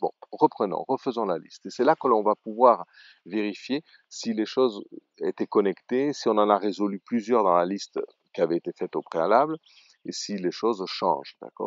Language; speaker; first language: French; native; French